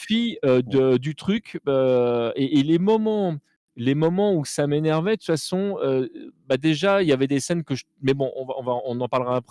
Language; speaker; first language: French; native; French